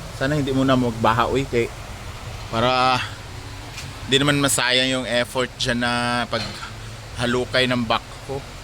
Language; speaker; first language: Filipino; non-native, local second language; Cebuano